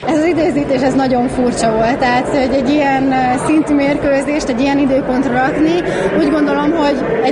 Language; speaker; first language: Hungarian; native; Hungarian